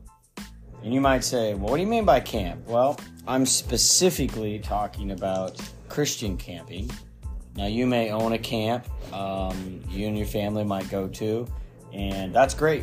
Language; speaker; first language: English; native; English